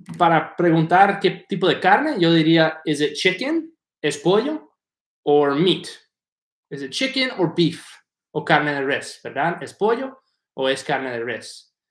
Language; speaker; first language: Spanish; non-native, fluent; English